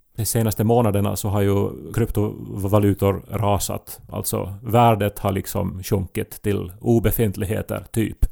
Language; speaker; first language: Swedish; native; Swedish